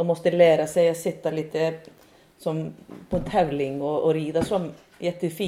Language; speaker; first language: Swedish; non-native, fluent; Icelandic